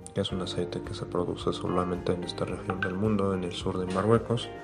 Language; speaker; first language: Spanish; non-native, fluent; Arabic